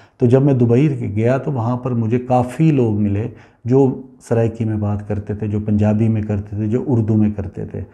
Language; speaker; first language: Urdu; non-native, local second language; Punjabi